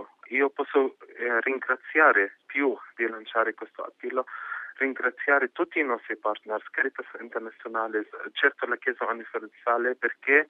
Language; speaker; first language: Italian; non-native, fluent; Arabic